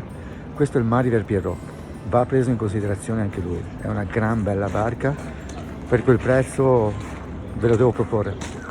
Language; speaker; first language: Italian; native; Italian